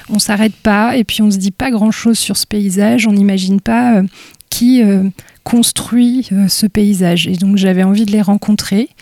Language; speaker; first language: French; native; French